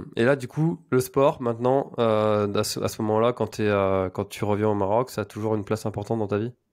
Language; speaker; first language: French; native; French